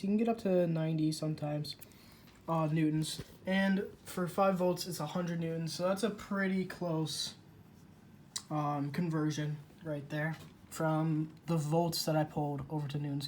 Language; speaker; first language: English; native; English